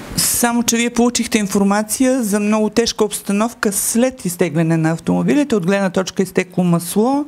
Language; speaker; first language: Bulgarian; native; Bulgarian